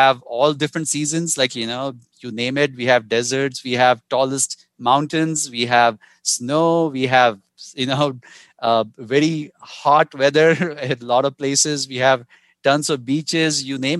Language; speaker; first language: English; non-native, local second language; Hindi